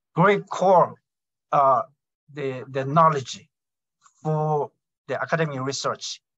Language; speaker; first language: English; non-native, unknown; Korean